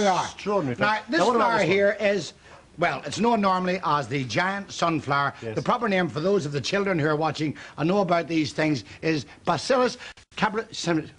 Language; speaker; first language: English; native; English